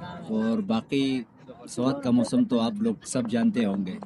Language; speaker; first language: Hindi; non-native, local second language; Pashto